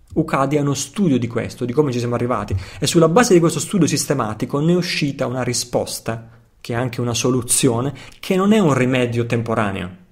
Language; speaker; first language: Italian; native; Italian